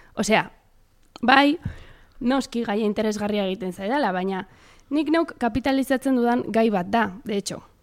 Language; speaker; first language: Basque; native; Basque